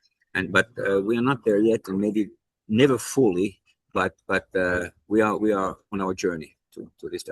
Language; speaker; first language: English; non-native, fluent; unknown